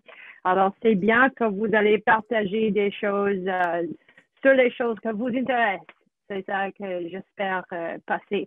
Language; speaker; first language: French; non-native, fluent; English